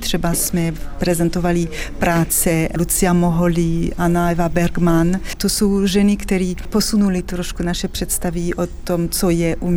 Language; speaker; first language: Czech; non-native, fluent; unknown